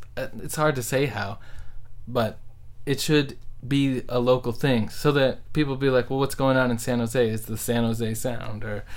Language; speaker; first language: English; native; English